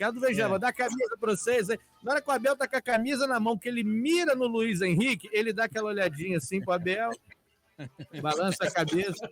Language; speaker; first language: Portuguese; native; Portuguese